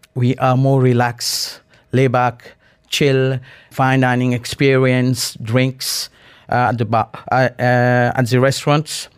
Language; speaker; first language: English; non-native, fluent; Morisyen